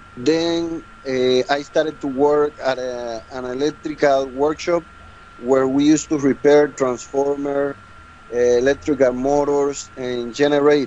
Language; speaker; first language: English; non-native, learner; Spanish